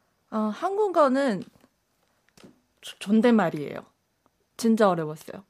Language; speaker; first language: Korean; non-native, fluent; Chinese